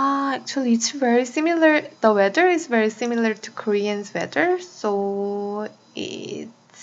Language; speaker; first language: English; non-native, fluent; Korean